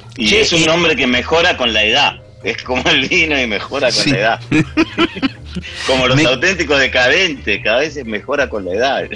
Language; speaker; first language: Spanish; early bilingual, other home language; English